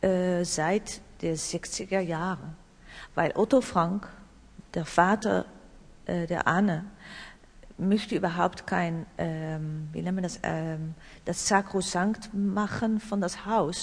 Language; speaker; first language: German; non-native, learner; Dutch